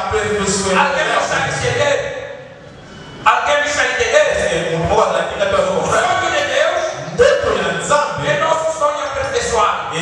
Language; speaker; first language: Portuguese; non-native, fluent; Lingala